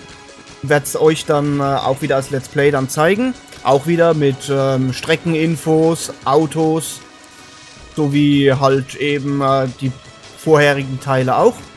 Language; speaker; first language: German; native; German